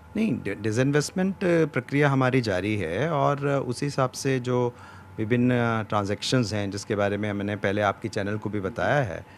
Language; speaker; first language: Hindi; native; Hindi